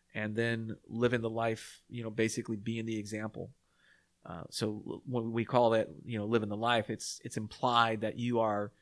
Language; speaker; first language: English; native; English